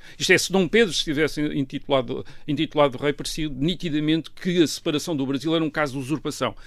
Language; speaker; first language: Portuguese; native; Portuguese